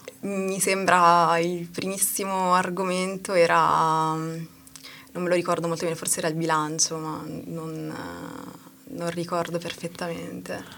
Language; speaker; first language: Italian; early bilingual, other home language; Arabic